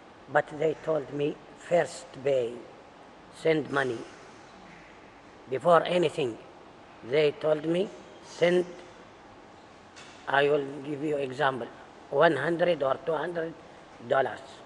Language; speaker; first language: English; non-native, learner; Arabic